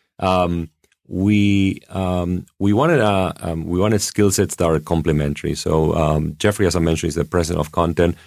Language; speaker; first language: English; non-native, fluent; Spanish